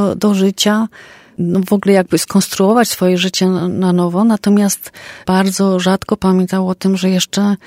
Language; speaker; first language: Polish; native; Polish